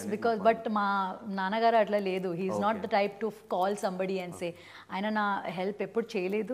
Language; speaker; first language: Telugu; early bilingual, heritage; Telugu